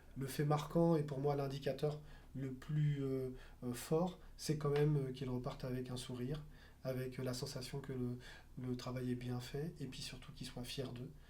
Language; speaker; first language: French; native; French